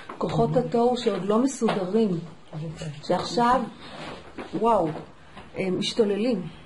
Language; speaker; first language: Hebrew; native; Hebrew